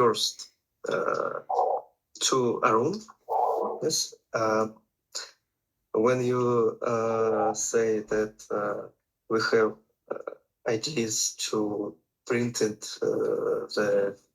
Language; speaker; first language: English; non-native, learner; Russian